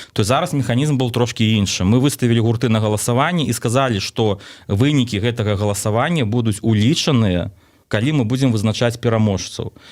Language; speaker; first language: Belarusian; non-native, local second language; Russian